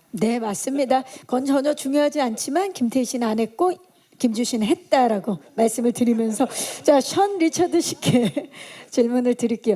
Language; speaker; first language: Korean; native; Korean